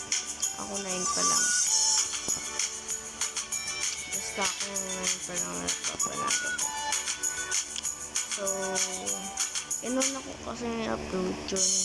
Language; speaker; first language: Filipino; native; Filipino